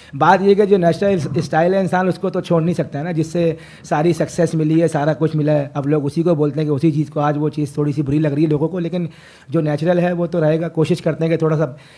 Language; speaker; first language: Urdu; native; Urdu